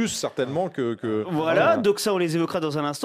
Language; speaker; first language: French; native; French